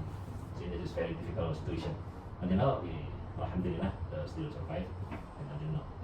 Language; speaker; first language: English; non-native, learner; Indonesian